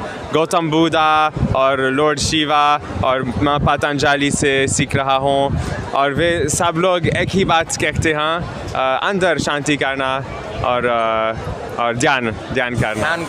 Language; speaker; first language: Hindi; non-native, learner; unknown